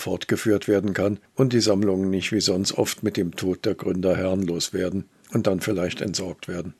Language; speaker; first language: German; native; German